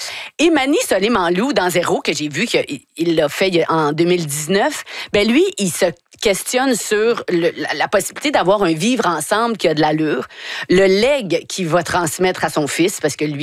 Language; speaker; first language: French; native; French